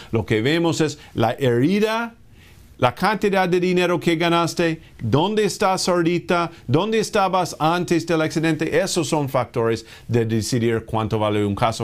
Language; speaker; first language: Spanish; non-native, fluent; English